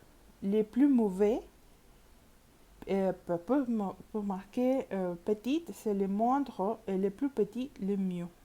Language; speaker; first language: French; non-native, learner; Spanish